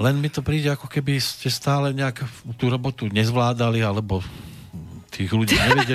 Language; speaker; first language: Slovak; native; Slovak